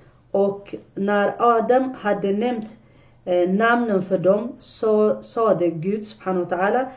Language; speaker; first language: Swedish; non-native, fluent; Arabic